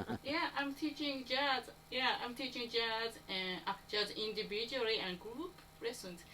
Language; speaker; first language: English; non-native, learner; Japanese